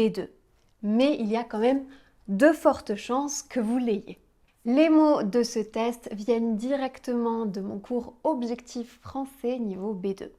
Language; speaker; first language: French; native; French